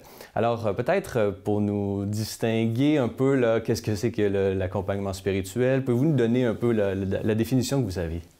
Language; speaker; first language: French; native; French